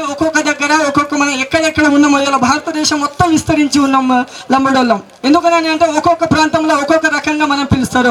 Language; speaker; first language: Telugu; non-native, local second language; Lambadi